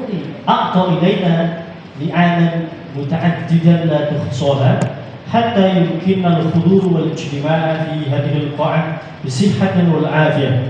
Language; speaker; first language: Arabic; non-native, learner; Indonesian